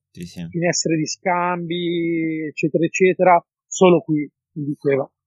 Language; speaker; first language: Italian; native; Italian